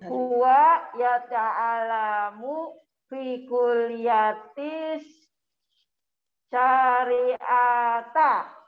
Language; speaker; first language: Arabic; non-native, learner; Indonesian